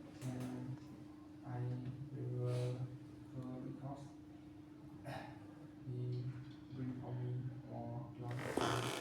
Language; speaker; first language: English; non-native, learner; Vietnamese